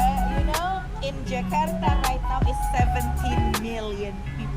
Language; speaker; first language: English; non-native, learner; Indonesian